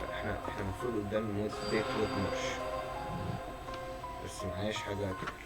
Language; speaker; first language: Arabic; native; Arabic